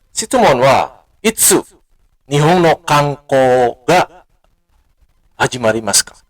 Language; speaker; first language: Japanese; non-native, fluent; Indonesian